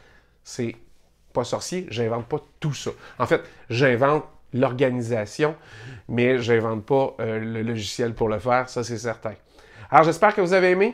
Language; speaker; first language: French; native; French